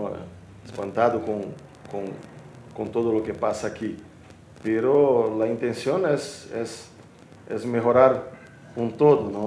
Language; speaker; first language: Spanish; non-native, fluent; Portuguese